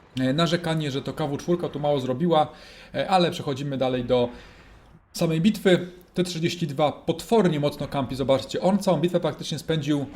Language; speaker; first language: Polish; native; Polish